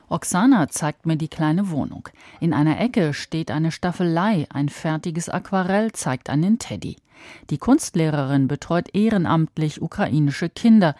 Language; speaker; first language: German; native; German